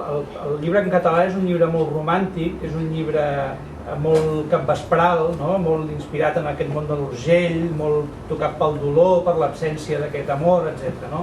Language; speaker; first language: Catalan; native; Catalan